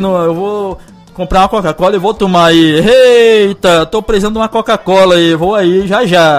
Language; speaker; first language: Portuguese; native; Portuguese